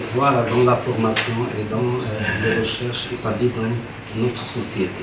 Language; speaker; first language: French; non-native, local second language; Arabic